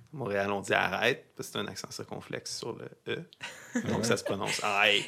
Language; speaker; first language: French; native; French